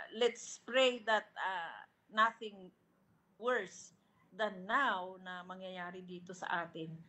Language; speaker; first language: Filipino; non-native, local second language; Pangasinan